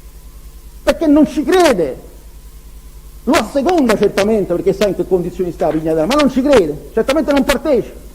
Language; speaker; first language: Italian; native; Italian